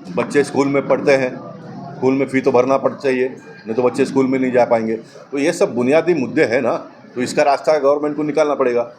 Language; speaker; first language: Hindi; non-native, local second language; Tulu